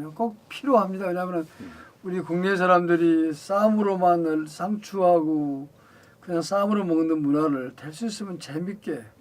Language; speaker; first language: Korean; native; Korean